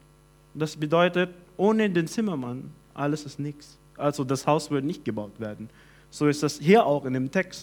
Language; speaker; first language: German; non-native, fluent; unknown